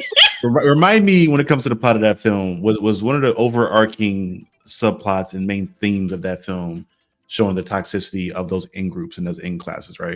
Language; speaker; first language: English; native; English